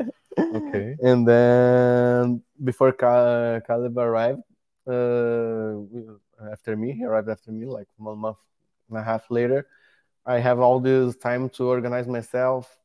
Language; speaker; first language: English; non-native, learner; Portuguese